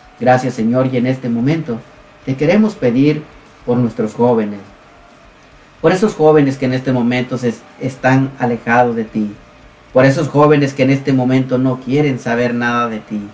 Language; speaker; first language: Spanish; native; Spanish